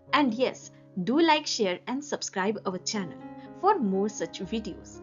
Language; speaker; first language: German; non-native, fluent; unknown